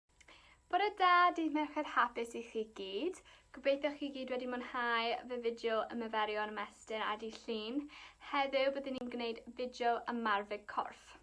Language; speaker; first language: Welsh; non-native, local second language; English